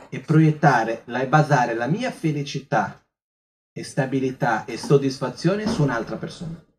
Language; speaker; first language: Italian; non-native, fluent; Portuguese